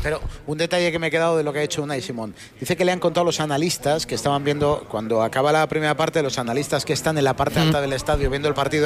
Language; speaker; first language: Spanish; native; Spanish